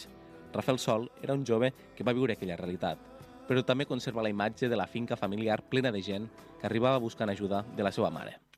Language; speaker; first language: Catalan; native; Catalan